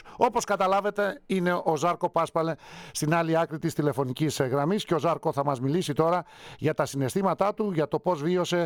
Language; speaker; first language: Greek; native; Greek